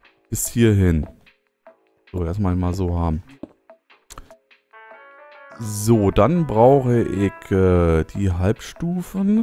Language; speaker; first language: German; native; German